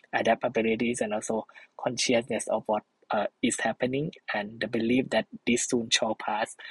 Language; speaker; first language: English; non-native, fluent; Thai